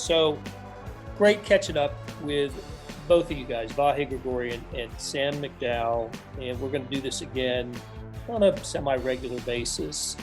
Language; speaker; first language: English; native; English